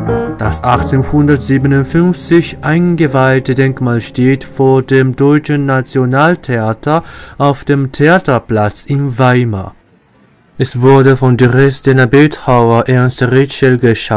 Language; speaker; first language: German; non-native, learner; Japanese